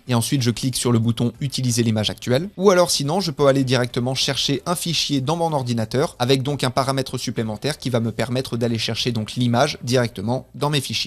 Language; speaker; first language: French; native; French